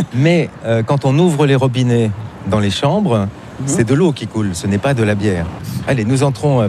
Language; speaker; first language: French; native; French